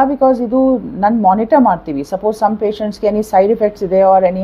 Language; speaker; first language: Kannada; non-native, learner; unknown